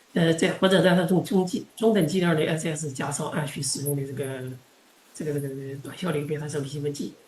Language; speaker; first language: Chinese; non-native, local second language; Indonesian